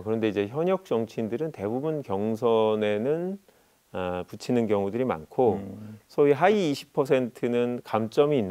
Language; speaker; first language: Korean; native; Korean